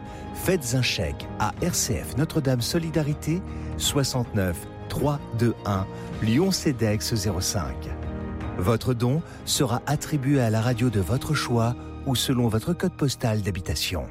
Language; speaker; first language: French; native; French